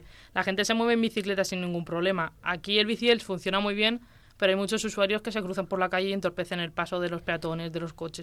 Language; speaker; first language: Spanish; native; Spanish